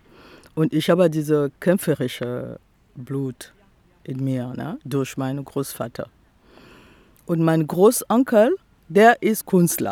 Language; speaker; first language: German; non-native, fluent; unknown